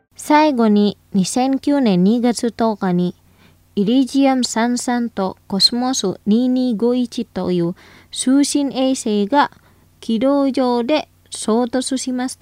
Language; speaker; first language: Japanese; non-native, fluent; Indonesian